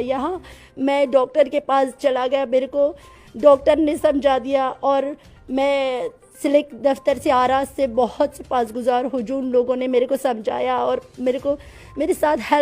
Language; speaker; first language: Hindi; non-native, fluent; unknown